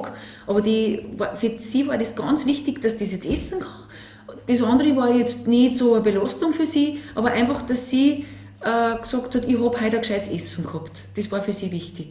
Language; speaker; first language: German; native; German